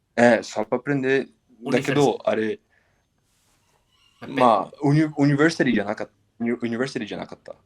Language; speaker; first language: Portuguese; non-native, fluent; Japanese